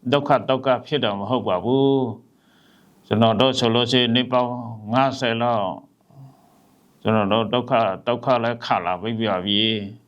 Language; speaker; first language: Burmese; non-native, local second language; Western Kayah